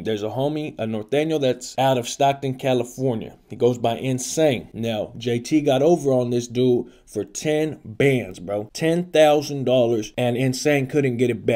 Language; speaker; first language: English; native; English